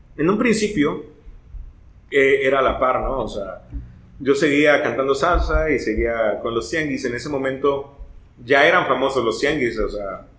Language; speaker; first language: Spanish; native; Spanish